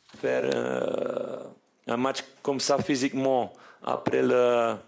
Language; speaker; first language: French; non-native, fluent; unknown